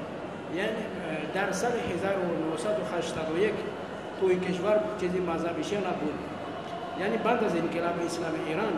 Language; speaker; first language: Persian; non-native, learner; Malagasy